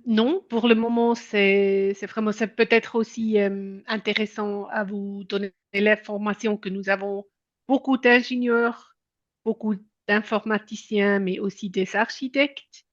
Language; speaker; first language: French; non-native, local second language; German